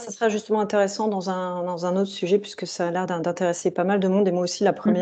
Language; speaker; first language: French; native; French